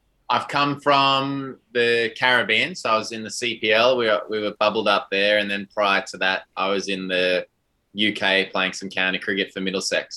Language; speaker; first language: English; native; English